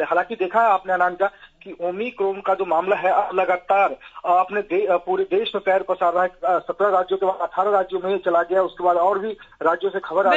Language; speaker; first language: Hindi; native; Hindi